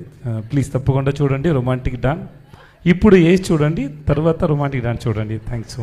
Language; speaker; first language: Telugu; non-native, learner; Tamil